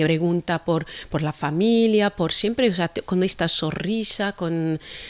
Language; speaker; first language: Spanish; non-native, fluent; Arabic